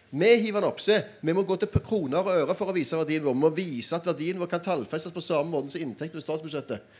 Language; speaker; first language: Norwegian; native; Norwegian